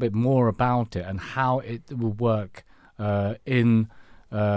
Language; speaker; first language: English; non-native, local second language; Cantonese